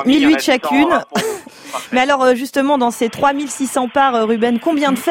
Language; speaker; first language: French; native; French